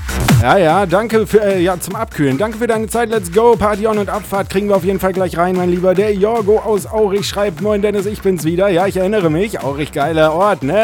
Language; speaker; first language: German; native; German